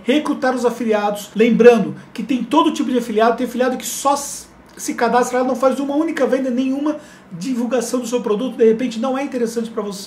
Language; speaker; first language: Portuguese; native; Portuguese